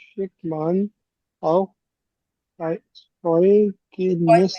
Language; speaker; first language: German; non-native, learner; Urdu